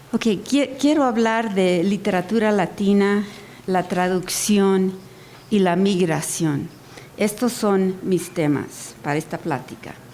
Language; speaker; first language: Spanish; early bilingual, heritage; Spanish